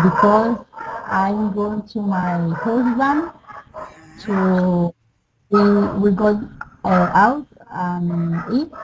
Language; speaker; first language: English; non-native, learner; Spanish